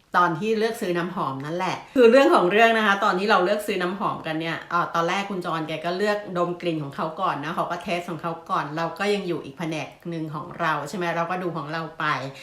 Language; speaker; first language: Thai; native; Thai